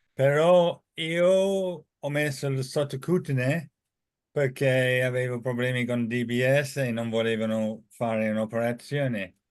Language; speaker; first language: Italian; non-native, fluent; English